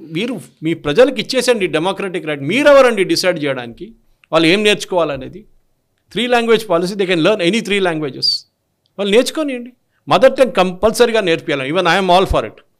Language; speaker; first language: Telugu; non-native, local second language; Malayalam